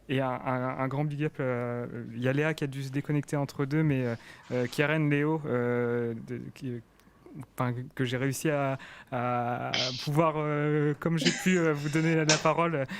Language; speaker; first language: French; native; French